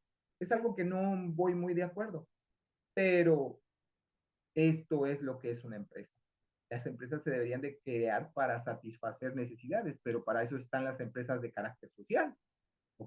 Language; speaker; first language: Spanish; native; Spanish